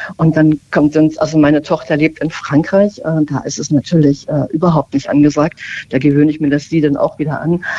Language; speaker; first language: German; native; German